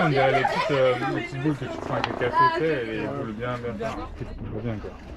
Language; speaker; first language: French; native; French